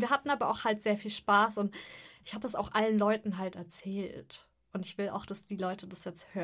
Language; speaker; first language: German; native; German